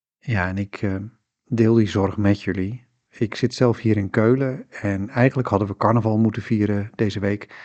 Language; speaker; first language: Dutch; native; Dutch